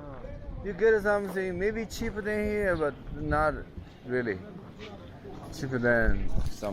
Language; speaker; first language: English; non-native, learner; Tibetan